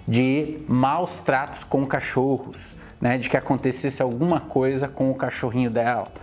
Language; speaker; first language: Portuguese; native; Portuguese